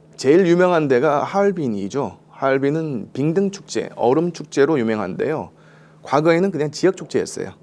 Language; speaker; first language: Korean; native; Korean